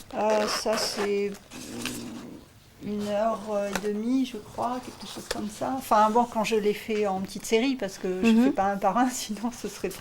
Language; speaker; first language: French; native; French